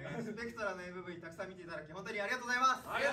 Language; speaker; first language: Japanese; native; Japanese